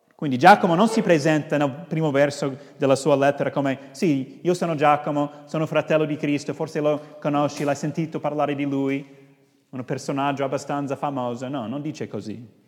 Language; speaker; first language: Italian; non-native, fluent; English